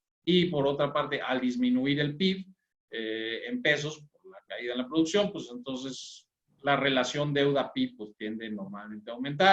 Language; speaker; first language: Spanish; native; Spanish